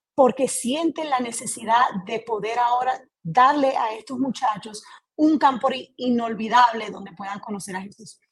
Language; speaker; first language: Spanish; early bilingual, heritage; Spanish